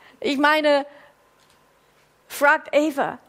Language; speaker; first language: German; non-native, fluent; English